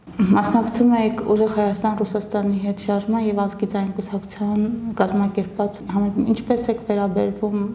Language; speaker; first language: Armenian; native; Armenian